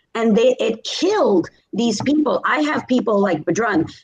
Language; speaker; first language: English; native; English